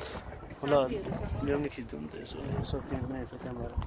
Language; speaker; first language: Nepali; native; Nepali